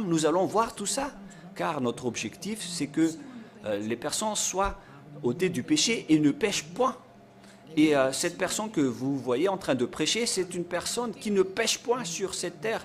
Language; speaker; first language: French; non-native, local second language; Malagasy